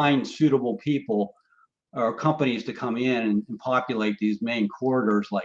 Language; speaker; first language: English; native; English